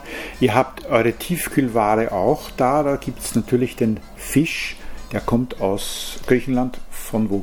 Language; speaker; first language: German; native; German